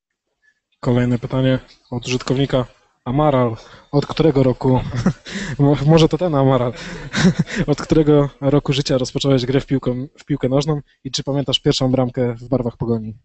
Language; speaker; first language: Polish; native; Polish